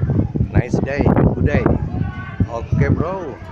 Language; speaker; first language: English; non-native, learner; Indonesian